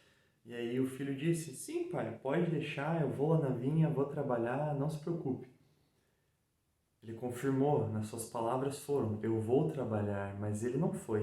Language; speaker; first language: Portuguese; native; Portuguese